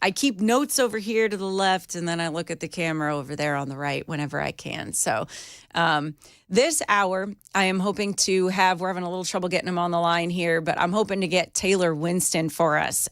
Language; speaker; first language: English; native; English